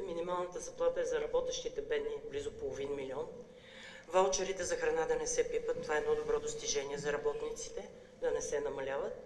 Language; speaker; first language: Bulgarian; native; Bulgarian